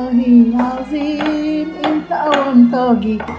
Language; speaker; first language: Arabic; native; Arabic